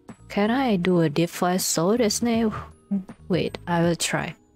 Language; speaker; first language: English; non-native, fluent; Indonesian